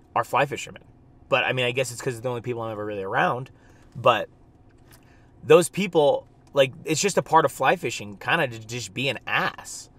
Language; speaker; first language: English; native; English